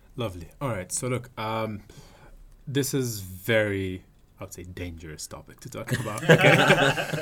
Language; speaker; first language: English; non-native, fluent; Arabic